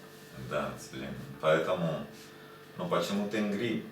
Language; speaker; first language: Russian; non-native, learner; Spanish